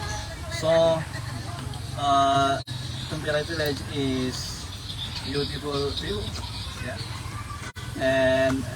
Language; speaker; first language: English; non-native, learner; Indonesian